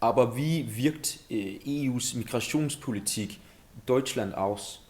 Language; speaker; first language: German; non-native, learner; Danish